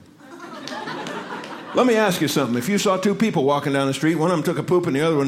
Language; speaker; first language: English; native; English